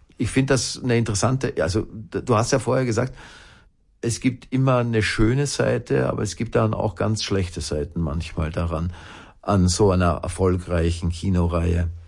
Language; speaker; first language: German; native; German